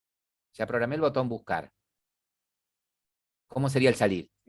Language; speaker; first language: Spanish; native; Spanish